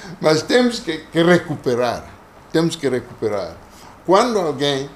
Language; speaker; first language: Portuguese; non-native, local second language; Kongo